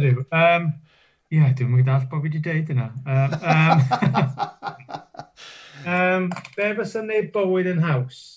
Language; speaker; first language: Welsh; non-native, local second language; English